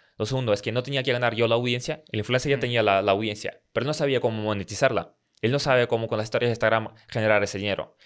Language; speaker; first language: Spanish; early bilingual, other home language; Russian